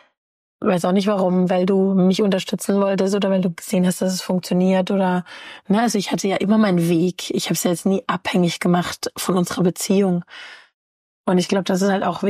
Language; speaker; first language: German; native; German